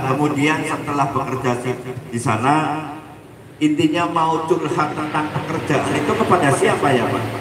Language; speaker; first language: Indonesian; native; Indonesian